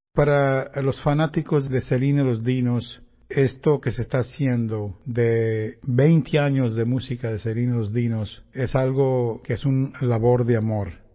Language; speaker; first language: Spanish; early bilingual, heritage; Spanish